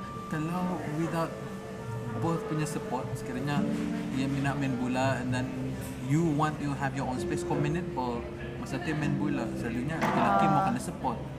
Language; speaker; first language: English; non-native, local second language; Malay